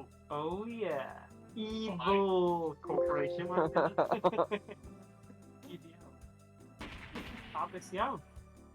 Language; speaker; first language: Welsh; native; Welsh